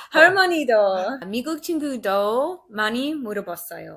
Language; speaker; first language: Korean; non-native, learner; English